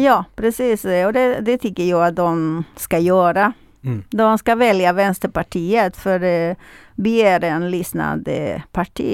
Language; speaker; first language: Swedish; non-native, fluent; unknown